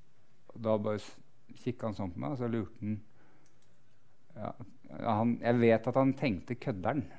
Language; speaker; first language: Norwegian; native; Norwegian